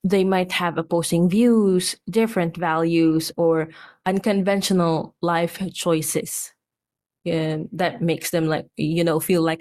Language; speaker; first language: English; non-native, local second language; Filipino